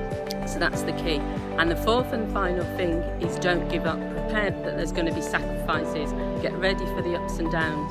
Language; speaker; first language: English; native; English